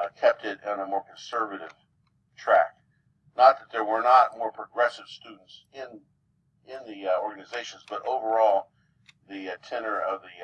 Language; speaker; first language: English; native; English